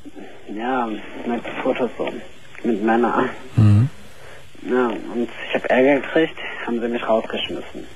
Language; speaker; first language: German; early bilingual, other home language; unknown